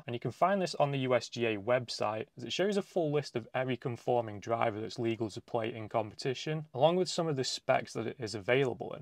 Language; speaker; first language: English; native; English